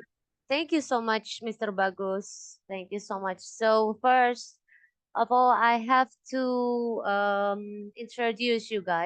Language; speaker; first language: English; non-native, local second language; Indonesian